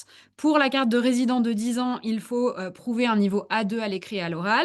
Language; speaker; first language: French; native; French